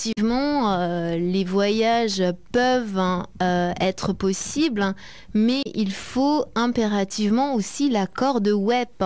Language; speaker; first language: French; native; French